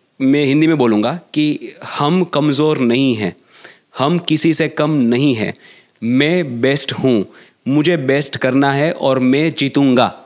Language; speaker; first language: Hindi; non-native, local second language; Gujarati